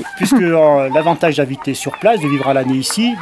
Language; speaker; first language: French; native; French